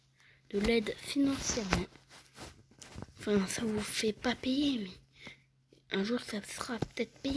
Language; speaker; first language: French; native; French